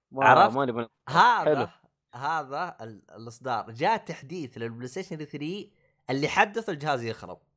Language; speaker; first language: Arabic; native; Arabic